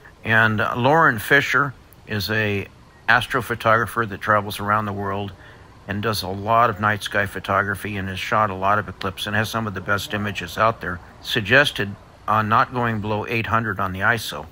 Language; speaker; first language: English; native; English